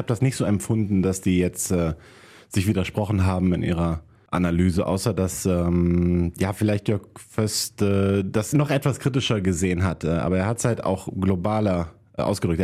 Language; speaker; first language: German; native; German